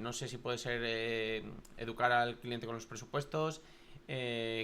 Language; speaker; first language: Spanish; native; Spanish